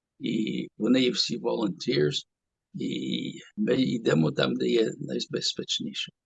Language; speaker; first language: Ukrainian; early bilingual, heritage; Ukrainian